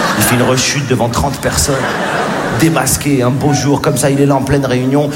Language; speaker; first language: French; native; French